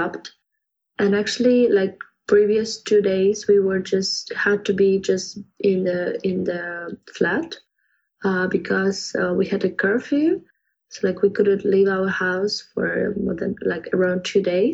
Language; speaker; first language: English; non-native, fluent; Ukrainian